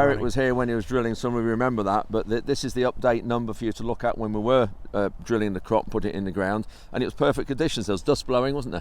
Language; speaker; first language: English; native; English